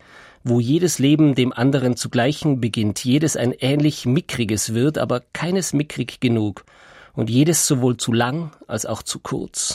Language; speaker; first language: German; native; German